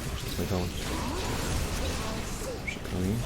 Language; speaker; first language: Polish; native; Polish